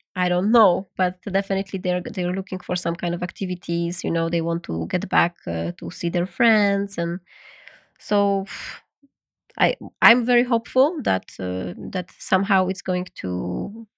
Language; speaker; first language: English; non-native, fluent; Polish